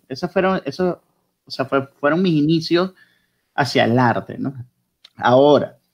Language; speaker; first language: Spanish; native; Spanish